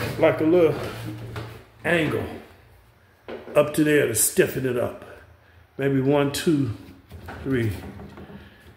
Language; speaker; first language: English; native; English